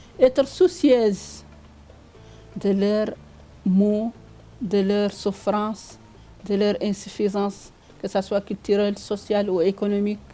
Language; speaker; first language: French; non-native, local second language; Arabic